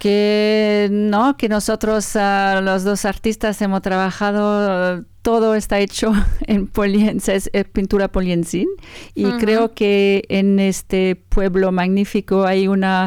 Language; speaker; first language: Spanish; non-native, learner; French